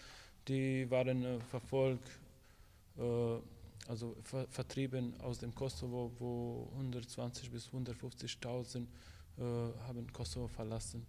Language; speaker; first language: German; non-native, fluent; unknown